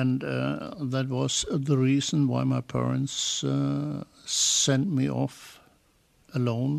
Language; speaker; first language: English; non-native, fluent; German